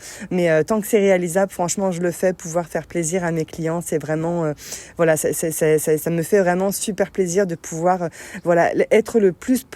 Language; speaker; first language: French; native; French